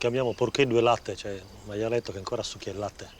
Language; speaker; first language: Italian; native; Italian